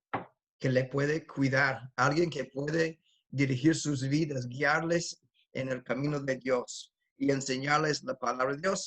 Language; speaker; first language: Spanish; non-native, fluent; English